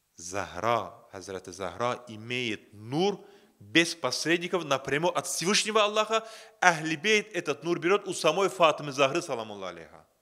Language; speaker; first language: Russian; non-native, local second language; Azerbaijani